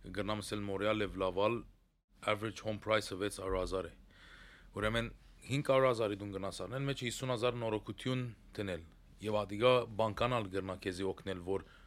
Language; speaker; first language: Armenian; early bilingual, heritage; Armenian